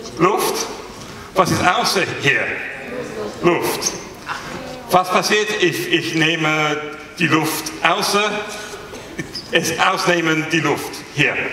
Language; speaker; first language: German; non-native, learner; English